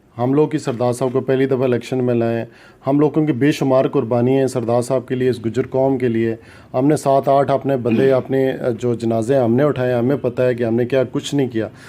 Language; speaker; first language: Urdu; non-native, local second language; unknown